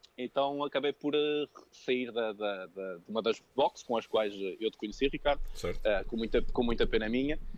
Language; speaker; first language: Portuguese; early bilingual, other home language; French